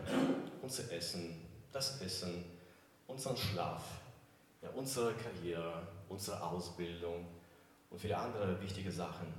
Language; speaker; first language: German; non-native, fluent; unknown